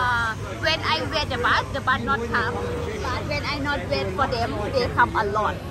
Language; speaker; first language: English; non-native, learner; Thai